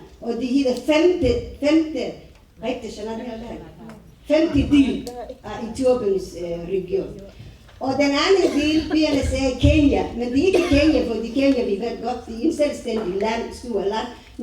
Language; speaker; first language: Danish; non-native, fluent; Somali